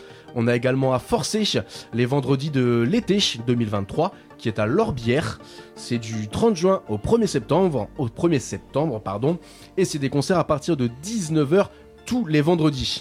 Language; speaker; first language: French; native; French